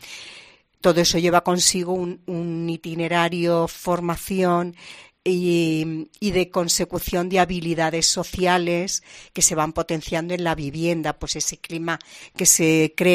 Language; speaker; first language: Spanish; native; Spanish